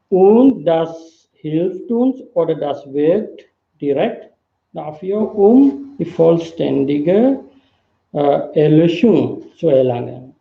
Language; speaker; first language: German; non-native, fluent; Sinhala